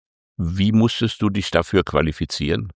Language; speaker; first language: German; native; German